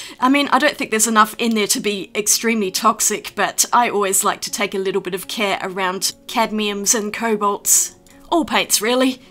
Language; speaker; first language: English; native; English